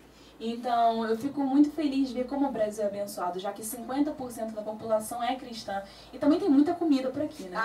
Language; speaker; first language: Portuguese; native; Portuguese